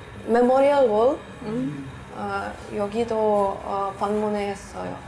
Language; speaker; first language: Korean; non-native, learner; Ukrainian